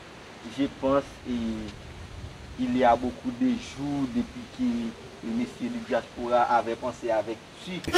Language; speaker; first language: French; non-native, learner; Haitian Creole